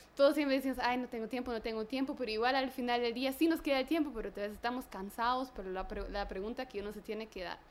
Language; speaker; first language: Spanish; non-native, fluent; German